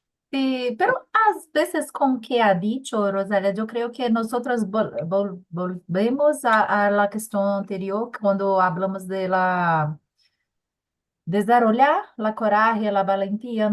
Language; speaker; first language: Spanish; non-native, learner; Portuguese